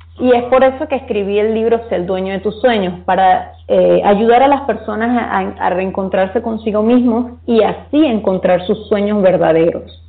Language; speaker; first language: Spanish; native; Spanish